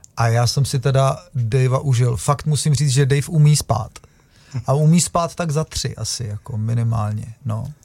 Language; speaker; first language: Czech; native; Czech